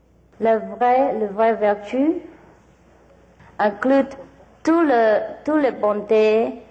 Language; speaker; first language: French; non-native, learner; Vietnamese